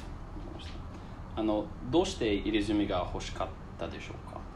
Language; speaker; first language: Japanese; non-native, learner; English